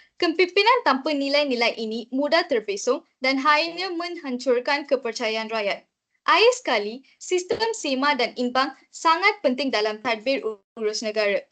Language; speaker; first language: Malay; non-native, local second language; Tamil